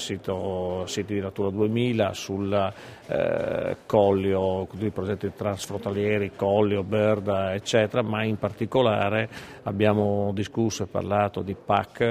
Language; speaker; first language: Italian; native; Italian